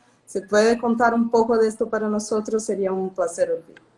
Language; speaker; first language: Spanish; non-native, fluent; Portuguese